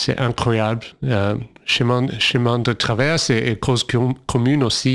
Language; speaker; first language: French; non-native, fluent; English